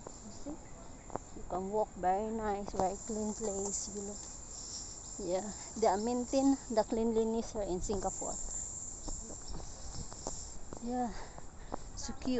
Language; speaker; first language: English; non-native, learner; Filipino